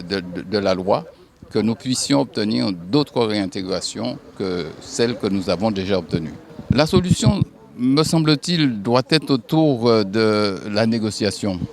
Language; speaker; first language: French; native; French